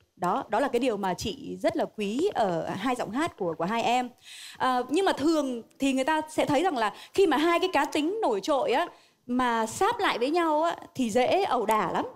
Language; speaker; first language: Vietnamese; native; Vietnamese